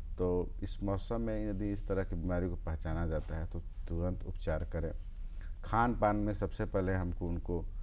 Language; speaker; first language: Hindi; native; Hindi